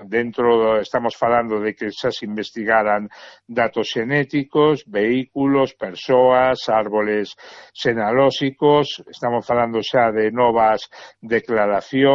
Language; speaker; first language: Galician; native; Galician